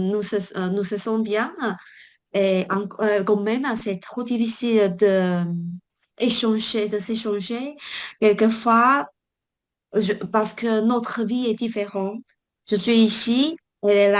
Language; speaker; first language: French; non-native, learner; Chinese